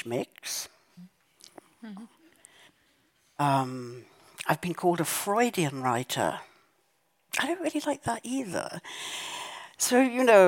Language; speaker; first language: English; native; English